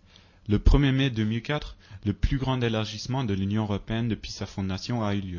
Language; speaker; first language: French; native; French